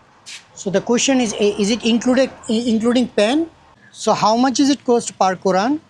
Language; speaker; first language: English; non-native, learner; Bangla